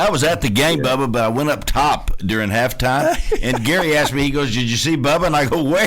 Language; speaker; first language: English; native; English